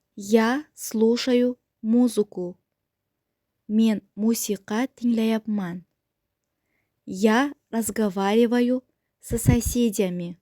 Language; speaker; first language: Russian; non-native, local second language; Uzbek